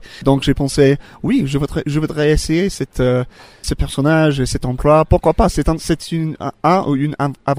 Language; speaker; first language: French; non-native, fluent; English